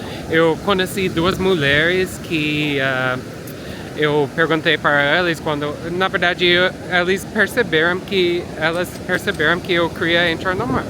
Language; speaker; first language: Portuguese; non-native, fluent; English